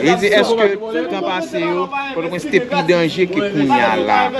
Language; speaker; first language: French; non-native, local second language; Haitian Creole